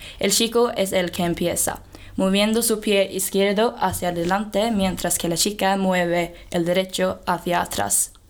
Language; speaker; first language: Spanish; non-native, fluent; Swedish